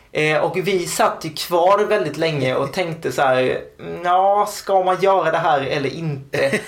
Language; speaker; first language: Swedish; native; Swedish